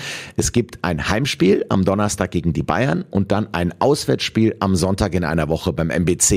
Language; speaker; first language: German; native; German